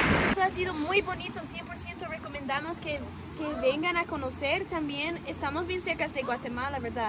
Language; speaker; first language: Spanish; non-native, fluent; English